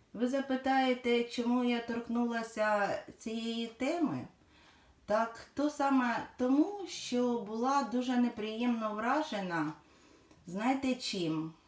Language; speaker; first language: Ukrainian; non-native, local second language; Russian